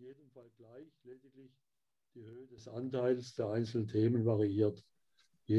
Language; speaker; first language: German; native; German